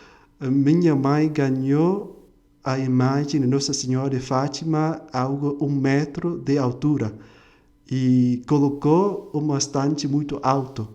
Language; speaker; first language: Portuguese; non-native, fluent; Vietnamese